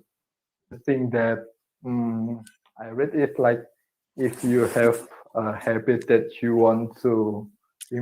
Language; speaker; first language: English; non-native, learner; Indonesian